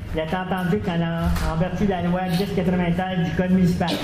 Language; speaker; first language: French; native; French